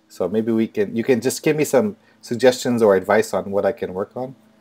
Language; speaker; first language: English; native; English